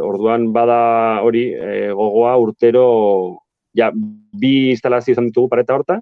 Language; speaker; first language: Basque; native; Basque